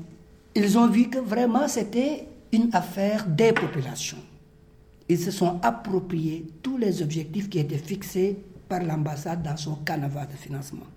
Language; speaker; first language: French; non-native, local second language; Wolof